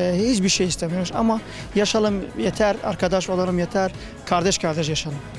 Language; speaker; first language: Turkish; non-native, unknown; Kurdish